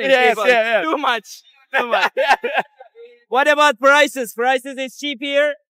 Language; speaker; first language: English; non-native, learner; Turkish